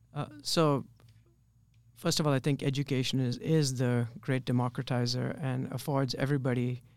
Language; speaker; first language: English; native; English